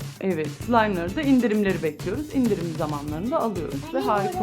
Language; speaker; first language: Turkish; native; Turkish